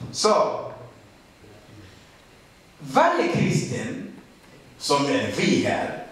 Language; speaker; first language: Swedish; non-native, learner; Rundi